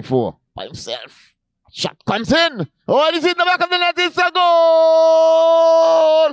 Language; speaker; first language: English; native; English